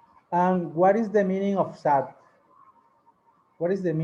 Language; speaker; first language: English; non-native, learner; Spanish